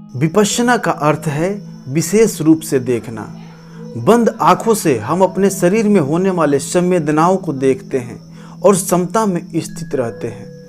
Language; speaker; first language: Hindi; native; Hindi